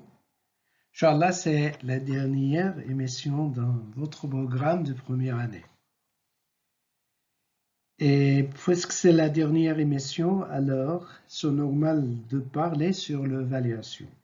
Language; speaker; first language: French; non-native, fluent; Arabic